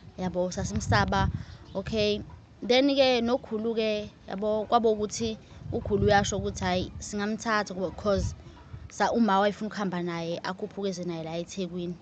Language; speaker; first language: Zulu; native; Zulu